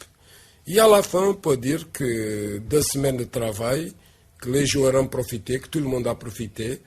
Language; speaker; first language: French; non-native, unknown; Portuguese